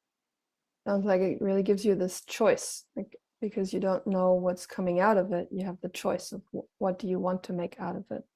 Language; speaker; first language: English; non-native, fluent; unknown